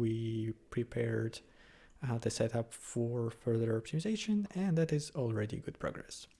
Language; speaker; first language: English; non-native, fluent; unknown